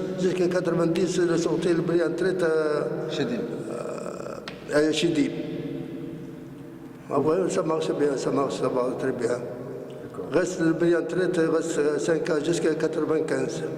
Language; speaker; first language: French; non-native, learner; Arabic